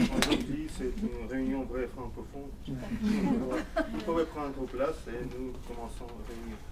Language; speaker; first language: French; non-native, fluent; Russian